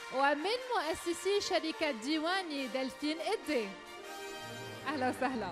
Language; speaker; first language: Arabic; native; Arabic